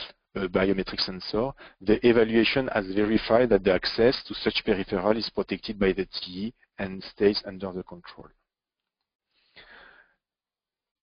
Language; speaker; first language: English; non-native, fluent; French